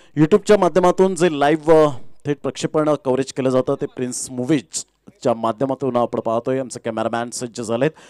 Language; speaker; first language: Marathi; native; Marathi